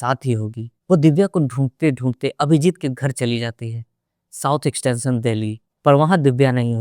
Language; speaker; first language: Hindi; native; Hindi